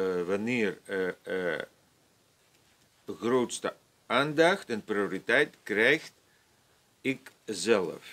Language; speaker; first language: Dutch; non-native, fluent; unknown